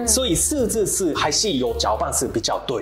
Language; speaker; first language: Chinese; non-native, learner; Japanese